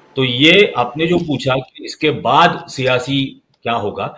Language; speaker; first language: Hindi; non-native, local second language; Marathi